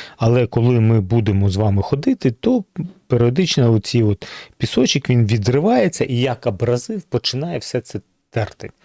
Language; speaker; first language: Ukrainian; non-native, local second language; Russian